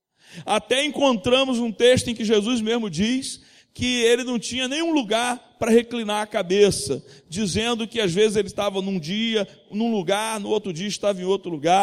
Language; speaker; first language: Portuguese; native; Portuguese